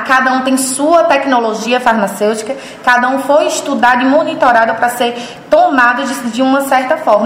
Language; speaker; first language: Portuguese; native; Portuguese